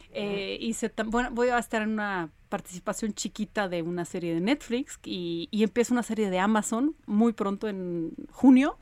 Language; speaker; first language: Spanish; early bilingual, other home language; Polish